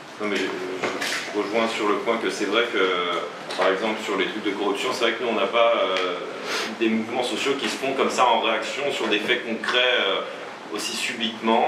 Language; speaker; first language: French; native; French